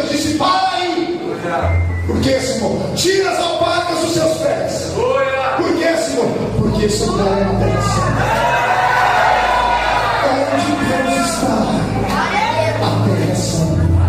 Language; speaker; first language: Portuguese; native; Portuguese